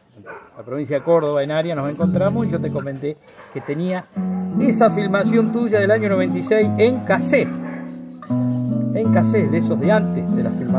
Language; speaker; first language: Spanish; native; Spanish